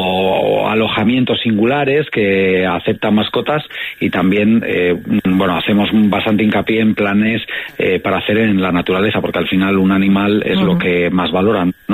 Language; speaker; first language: Spanish; native; Spanish